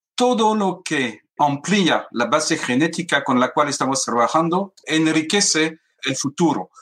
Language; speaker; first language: Spanish; non-native, fluent; French